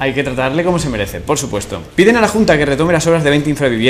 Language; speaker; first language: Spanish; native; Spanish